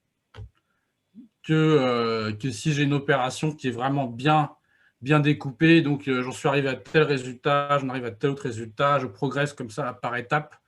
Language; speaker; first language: French; native; French